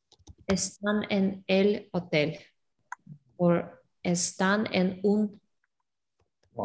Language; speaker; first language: Spanish; non-native, learner; Russian